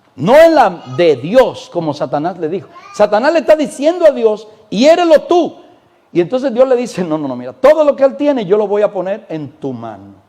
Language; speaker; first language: Spanish; native; Spanish